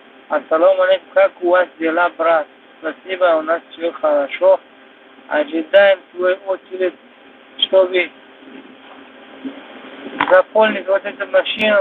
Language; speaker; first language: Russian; non-native, learner; Tajik